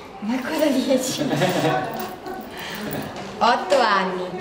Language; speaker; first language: Italian; native; Italian